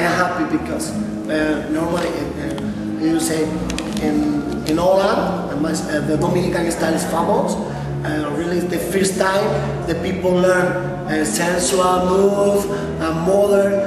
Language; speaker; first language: English; non-native, local second language; Spanish